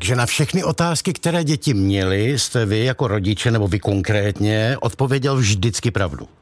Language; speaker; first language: Czech; native; Czech